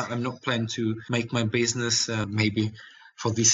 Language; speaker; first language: English; non-native, learner; Russian